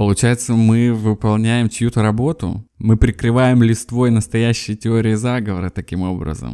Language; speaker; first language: Russian; native; Russian